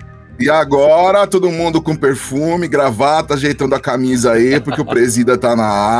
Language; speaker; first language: Portuguese; native; Portuguese